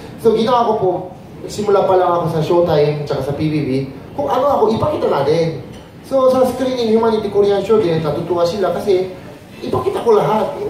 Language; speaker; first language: Filipino; non-native, fluent; Korean